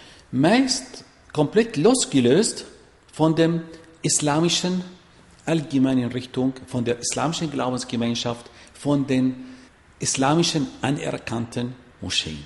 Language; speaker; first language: German; non-native, fluent; Arabic